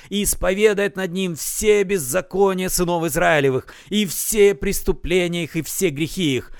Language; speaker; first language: Russian; native; Russian